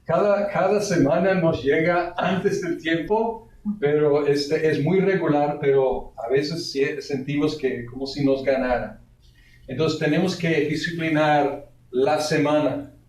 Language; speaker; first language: Spanish; non-native, fluent; English